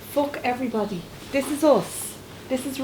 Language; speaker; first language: English; native; English